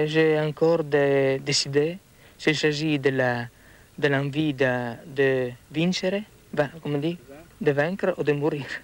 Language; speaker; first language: French; non-native, learner; Italian